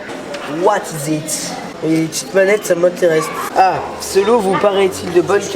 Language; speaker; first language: French; native; French